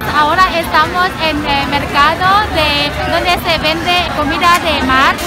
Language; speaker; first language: Spanish; non-native, learner; Thai